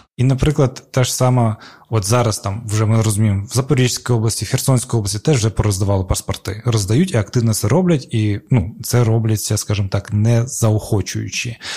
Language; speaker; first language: Ukrainian; non-native, local second language; Crimean Tatar